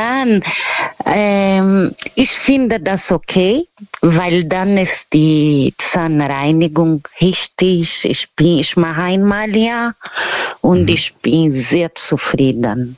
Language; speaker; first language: German; non-native, learner; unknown